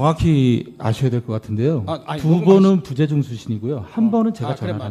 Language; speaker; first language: Korean; native; Korean